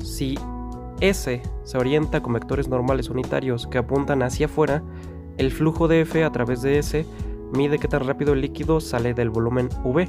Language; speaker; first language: Spanish; native; Spanish